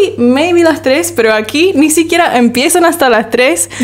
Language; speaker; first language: Spanish; non-native, fluent; English